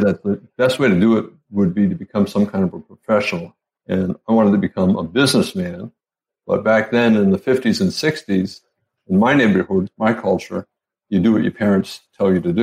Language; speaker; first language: English; native; English